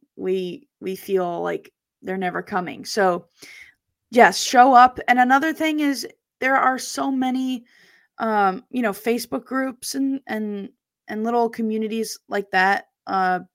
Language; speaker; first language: English; native; English